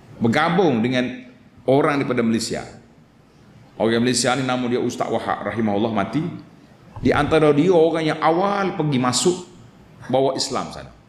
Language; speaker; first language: Malay; native; Malay